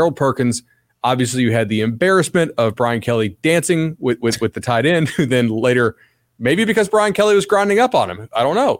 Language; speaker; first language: English; native; English